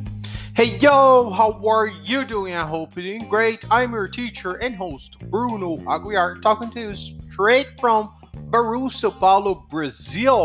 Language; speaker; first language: English; non-native, fluent; Portuguese